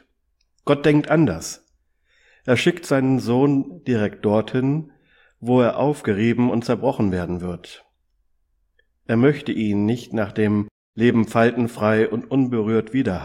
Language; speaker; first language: German; native; German